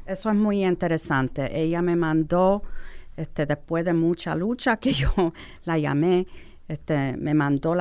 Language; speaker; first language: Spanish; non-native, fluent; English